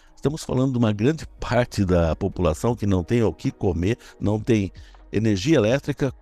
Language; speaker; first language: Portuguese; native; Portuguese